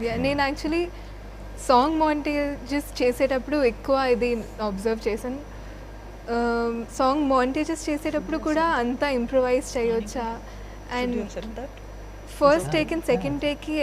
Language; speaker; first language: Telugu; non-native, fluent; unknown